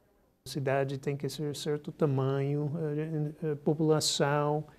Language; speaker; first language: Portuguese; non-native, fluent; English